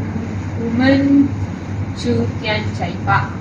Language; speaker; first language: Chinese; non-native, learner; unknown